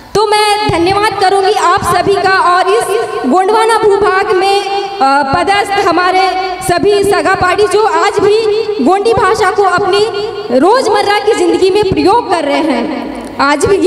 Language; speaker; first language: Hindi; non-native, local second language; Gondi